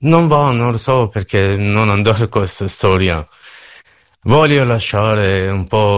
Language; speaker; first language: Italian; non-native, learner; Persian